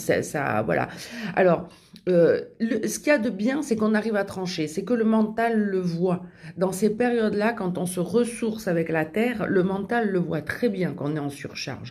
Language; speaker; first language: French; native; French